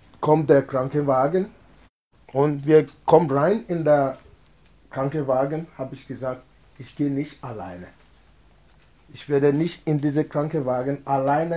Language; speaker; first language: German; non-native, learner; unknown